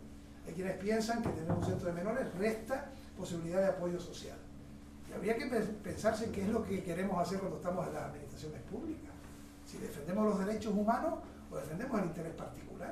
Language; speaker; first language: Spanish; native; Spanish